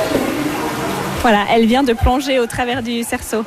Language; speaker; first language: French; native; French